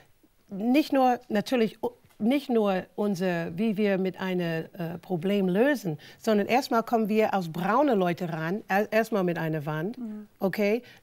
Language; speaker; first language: German; non-native, fluent; English